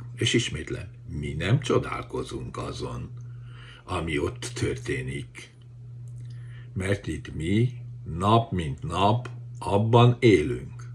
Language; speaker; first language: Hungarian; native; Hungarian